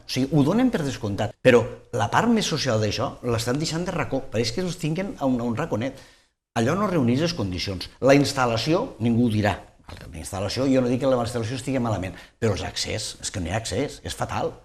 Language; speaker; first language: Catalan; native; Catalan